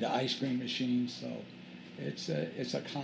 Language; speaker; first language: English; native; English